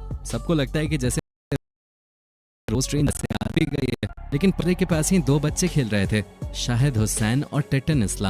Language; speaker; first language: Hindi; native; Hindi